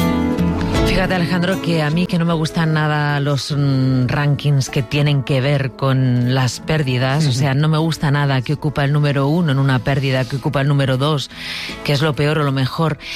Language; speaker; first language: Spanish; native; Spanish